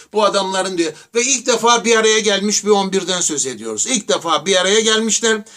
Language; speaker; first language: Turkish; native; Turkish